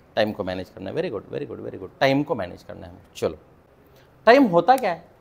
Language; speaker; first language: Hindi; non-native, local second language; Marathi